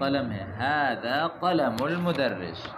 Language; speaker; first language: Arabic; non-native, fluent; Urdu